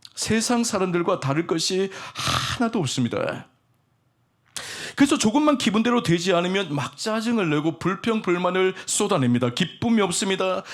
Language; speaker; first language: Korean; native; Korean